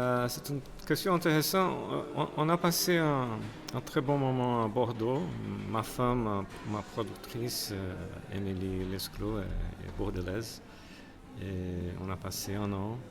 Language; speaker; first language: French; non-native, fluent; Portuguese